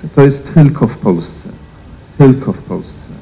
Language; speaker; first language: Polish; non-native, fluent; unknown